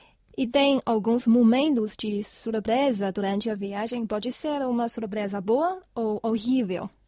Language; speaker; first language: Portuguese; non-native, fluent; Chinese